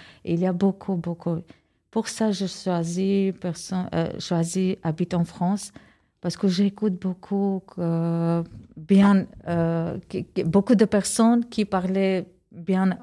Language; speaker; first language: French; non-native, learner; Armenian